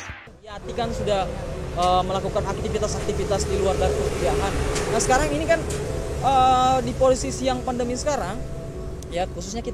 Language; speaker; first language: Indonesian; native; Indonesian